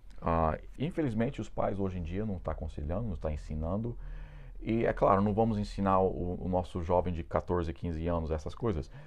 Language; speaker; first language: Portuguese; non-native, fluent; English